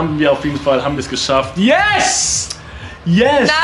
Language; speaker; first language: German; native; German